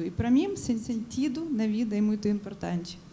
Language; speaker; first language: Portuguese; non-native, learner; Ukrainian